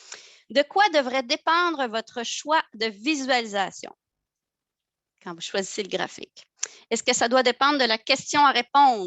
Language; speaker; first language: French; native; French